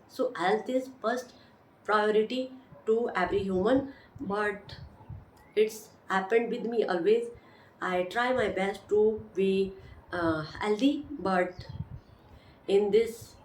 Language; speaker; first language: English; non-native, learner; Hindi